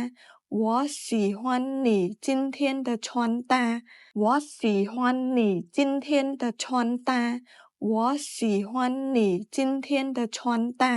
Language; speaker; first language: Chinese; non-native, fluent; Khmer